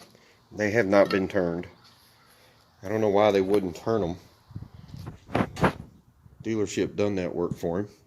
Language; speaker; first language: English; native; English